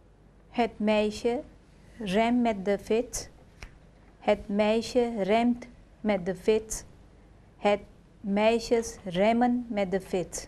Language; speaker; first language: Dutch; non-native, learner; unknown